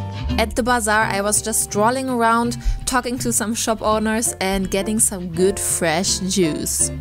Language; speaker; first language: English; non-native, fluent; German